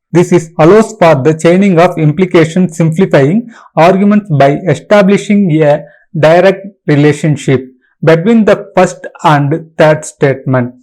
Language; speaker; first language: English; non-native, local second language; Tamil